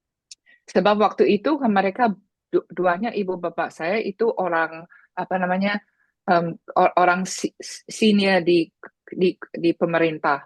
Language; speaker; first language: Indonesian; early bilingual, heritage; Indonesian